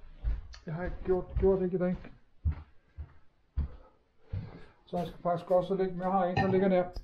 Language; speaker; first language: Danish; non-native, fluent; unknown